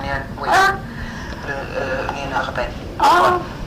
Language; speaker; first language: French; non-native, fluent; Finnish